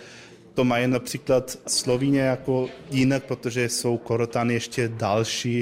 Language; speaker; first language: Czech; non-native, learner; Croatian